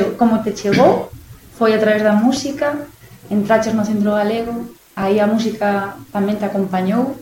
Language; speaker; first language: Galician; native; Galician